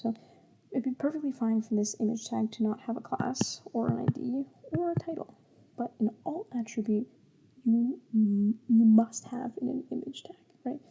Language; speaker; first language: English; native; English